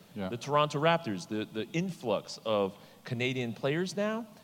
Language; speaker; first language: English; native; English